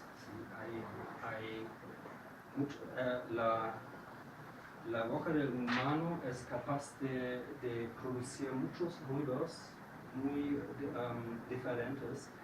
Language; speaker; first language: Spanish; non-native, fluent; German